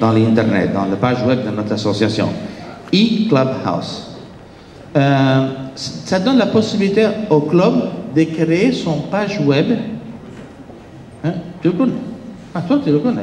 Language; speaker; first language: French; non-native, fluent; Spanish